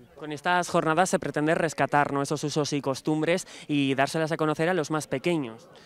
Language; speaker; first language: Spanish; native; Spanish